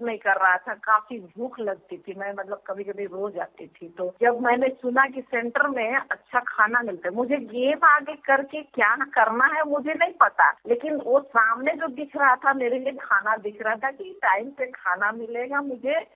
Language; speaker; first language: Hindi; native; Hindi